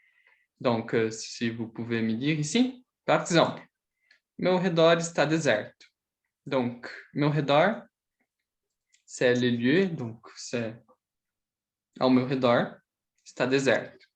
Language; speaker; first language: French; non-native, fluent; Portuguese